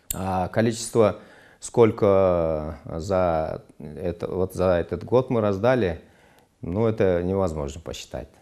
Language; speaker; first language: Russian; non-native, local second language; Kyrgyz